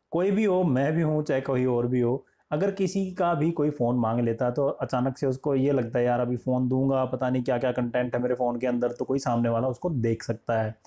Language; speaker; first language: Hindi; native; Hindi